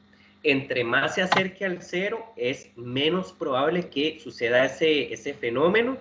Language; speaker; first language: Spanish; native; Spanish